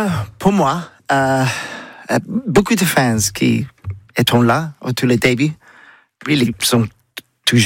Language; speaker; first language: French; non-native, learner; English